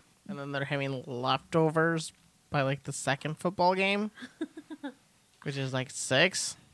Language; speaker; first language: English; early bilingual, other home language; Spanish